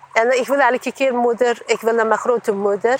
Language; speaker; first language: Dutch; non-native, learner; Turkish